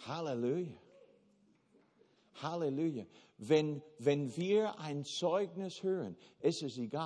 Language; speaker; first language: German; non-native, fluent; English